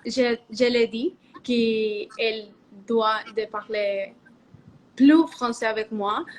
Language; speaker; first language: French; non-native, learner; Spanish